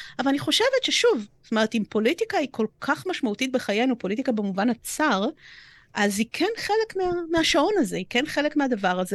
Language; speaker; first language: Hebrew; early bilingual, other home language; Romanian